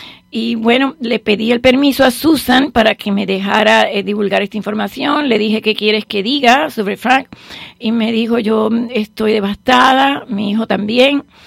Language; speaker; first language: Spanish; native; Spanish